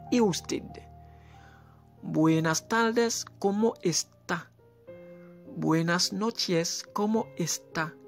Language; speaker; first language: Spanish; non-native, local second language; Haitian Creole